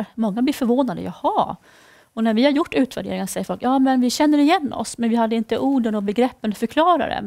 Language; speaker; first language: Swedish; native; Swedish